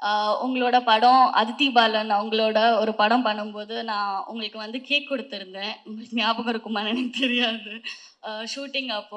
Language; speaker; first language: Tamil; non-native, fluent; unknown